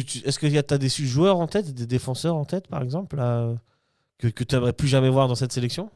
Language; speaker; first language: French; native; French